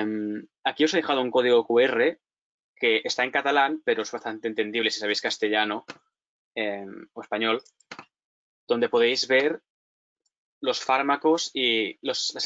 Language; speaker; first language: Spanish; native; Spanish